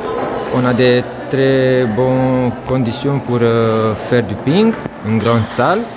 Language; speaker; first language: French; non-native, fluent; Romanian